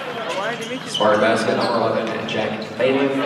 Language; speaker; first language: English; native; English